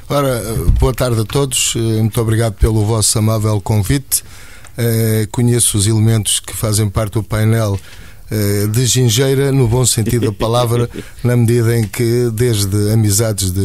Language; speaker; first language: Portuguese; native; Portuguese